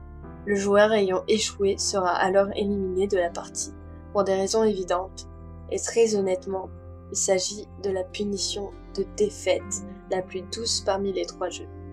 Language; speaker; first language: French; native; French